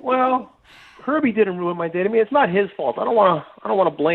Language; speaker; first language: English; native; English